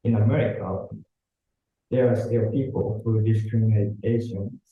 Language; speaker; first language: English; non-native, learner; Japanese